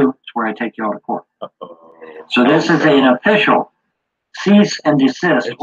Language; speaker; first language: English; native; English